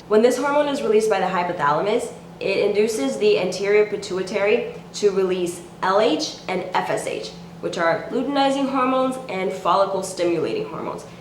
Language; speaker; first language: English; native; English